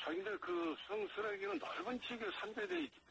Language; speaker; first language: Korean; native; Korean